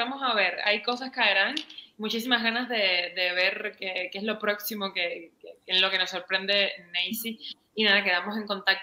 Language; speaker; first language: Spanish; native; Spanish